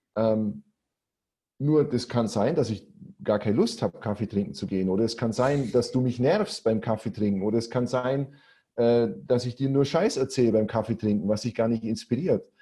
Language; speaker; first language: German; native; German